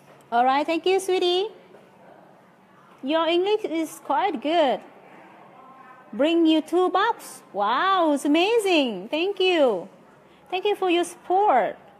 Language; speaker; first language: English; non-native, fluent; Vietnamese